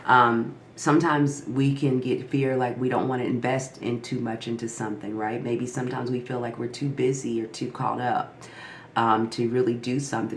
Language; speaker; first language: English; native; English